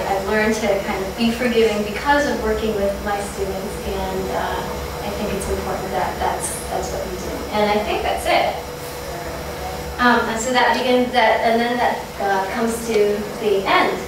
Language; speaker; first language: English; native; English